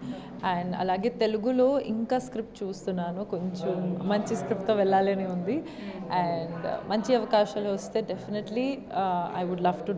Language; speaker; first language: Telugu; non-native, local second language; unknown